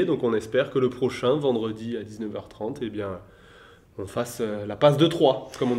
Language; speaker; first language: French; native; French